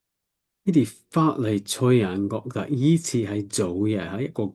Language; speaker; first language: Cantonese; non-native, learner; English